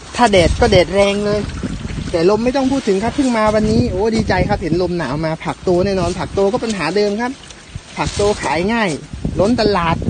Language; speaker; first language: Thai; non-native, local second language; Northern Khmer